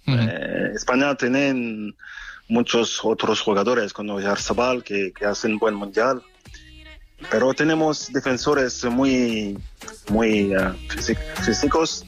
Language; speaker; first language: Spanish; non-native, fluent; French